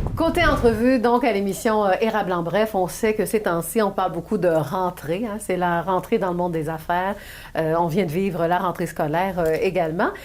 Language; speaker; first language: French; native; French